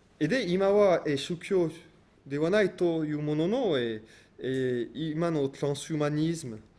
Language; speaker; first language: Japanese; non-native, fluent; French